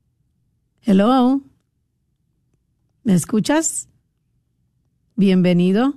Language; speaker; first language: Spanish; native; Spanish